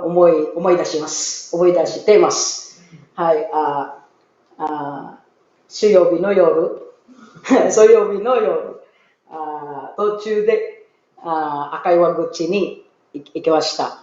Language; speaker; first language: Japanese; non-native, learner; Filipino